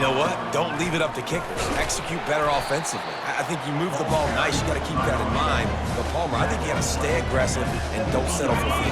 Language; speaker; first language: English; native; English